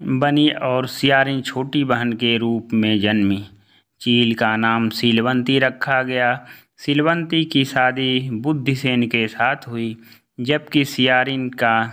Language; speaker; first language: Hindi; native; Hindi